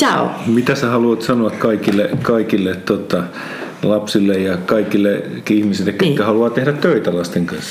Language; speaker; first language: Finnish; non-native, fluent; Spanish